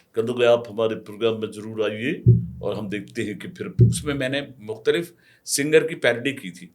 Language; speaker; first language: Urdu; native; Urdu